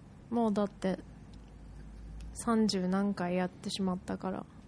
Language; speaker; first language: Japanese; early bilingual, heritage; Japanese